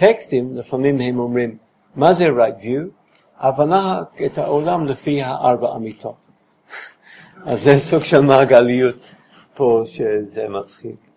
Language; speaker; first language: Hebrew; non-native, fluent; English